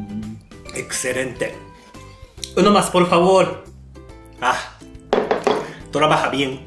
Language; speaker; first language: Spanish; non-native, learner; Japanese